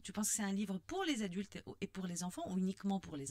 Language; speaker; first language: French; non-native, local second language; Arabic